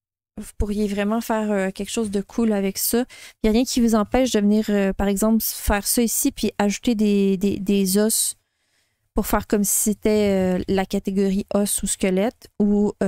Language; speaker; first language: French; native; French